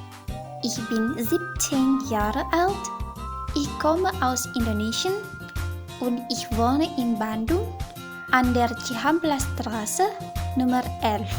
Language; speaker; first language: German; non-native, fluent; Indonesian